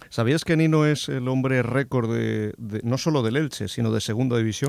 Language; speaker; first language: Spanish; native; Spanish